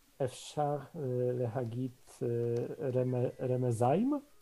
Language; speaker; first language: Hebrew; non-native, learner; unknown